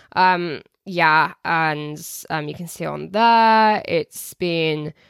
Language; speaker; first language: English; native; English